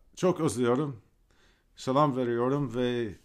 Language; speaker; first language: Turkish; non-native, fluent; English